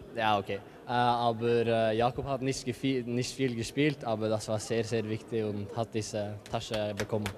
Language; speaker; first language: German; non-native, learner; Norwegian